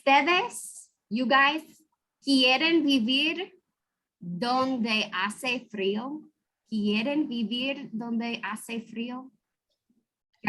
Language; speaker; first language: Spanish; non-native, fluent; English